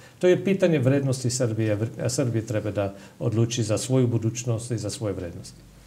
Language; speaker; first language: Serbian; non-native, fluent; English